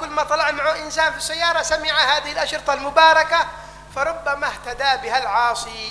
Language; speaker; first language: Arabic; native; Arabic